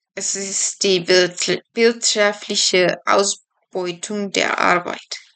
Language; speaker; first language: German; non-native, learner; Spanish